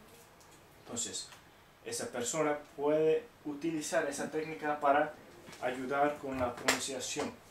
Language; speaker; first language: Spanish; non-native, fluent; English